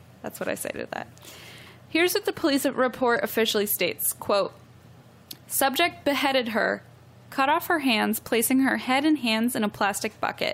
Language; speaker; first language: English; native; English